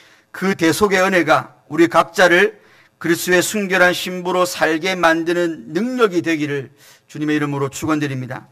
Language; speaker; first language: Korean; native; Korean